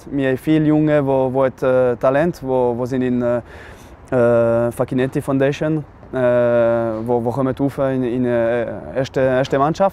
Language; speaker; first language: German; non-native, local second language; French